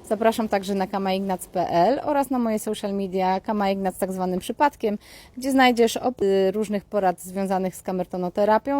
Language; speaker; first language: Polish; native; Polish